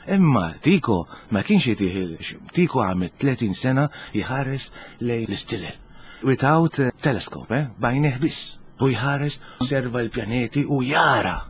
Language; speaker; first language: Maltese; early bilingual, heritage; Italian